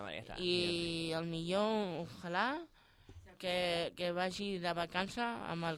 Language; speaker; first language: Catalan; non-native, local second language; Spanish